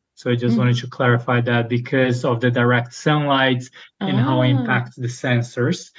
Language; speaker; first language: English; non-native, fluent; Portuguese